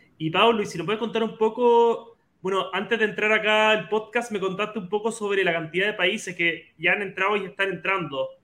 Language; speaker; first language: Spanish; native; Spanish